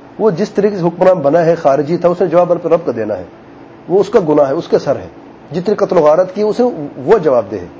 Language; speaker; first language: Urdu; native; Urdu